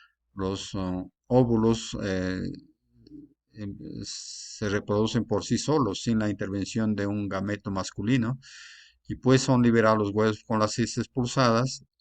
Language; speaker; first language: Spanish; native; Spanish